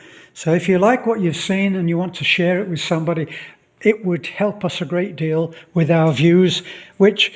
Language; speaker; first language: English; native; English